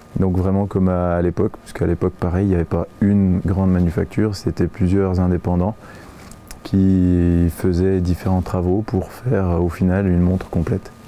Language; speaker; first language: French; native; French